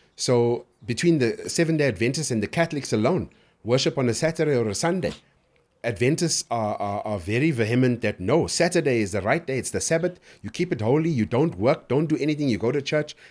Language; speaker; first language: English; native; English